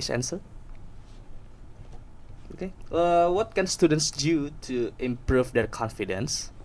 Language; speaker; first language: English; non-native, learner; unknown